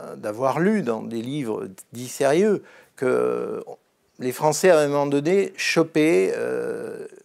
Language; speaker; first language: French; native; French